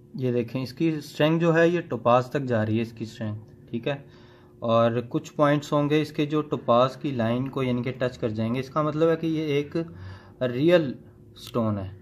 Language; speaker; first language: Urdu; native; Urdu